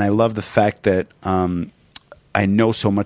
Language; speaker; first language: English; non-native, fluent; Punjabi